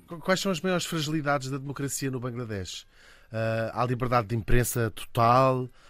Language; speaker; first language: Portuguese; native; Portuguese